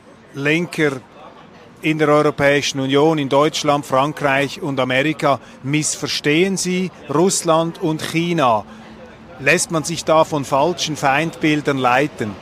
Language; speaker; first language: German; native; German